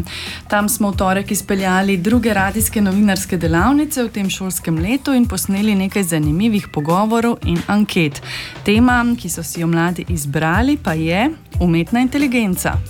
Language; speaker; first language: Slovenian; native; Slovenian